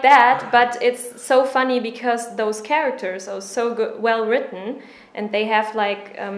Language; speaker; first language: English; non-native, fluent; German